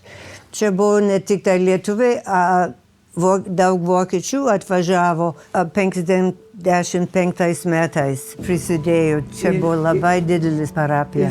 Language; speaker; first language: Lithuanian; early bilingual, heritage; Lithuanian